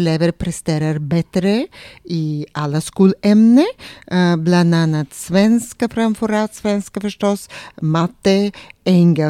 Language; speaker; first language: Swedish; non-native, fluent; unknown